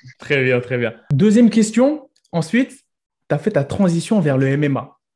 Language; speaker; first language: French; native; French